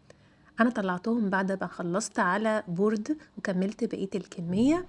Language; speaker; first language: Arabic; native; Arabic